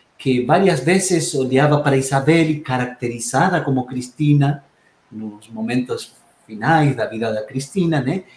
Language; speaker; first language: Spanish; non-native, learner; Portuguese